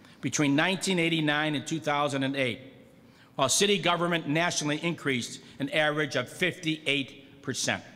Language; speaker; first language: English; native; English